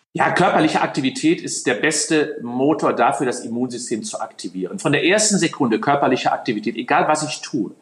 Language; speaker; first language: German; native; German